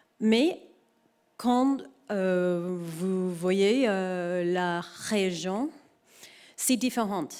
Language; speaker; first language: French; non-native, learner; English